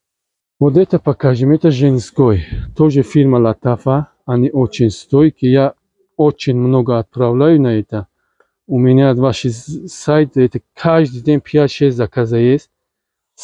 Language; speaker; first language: Russian; non-native, learner; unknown